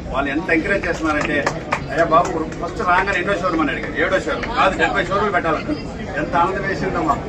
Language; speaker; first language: Telugu; native; Telugu